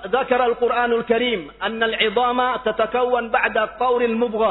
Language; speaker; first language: Arabic; non-native, fluent; Indonesian